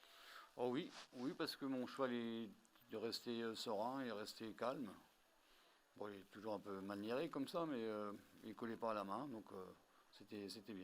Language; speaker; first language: French; native; French